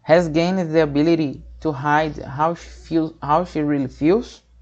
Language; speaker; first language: English; non-native, fluent; Portuguese